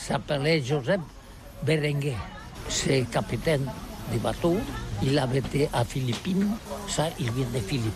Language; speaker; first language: French; non-native, learner; Catalan